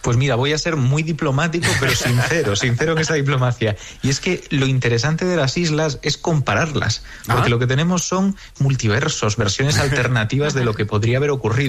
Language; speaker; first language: Spanish; native; Spanish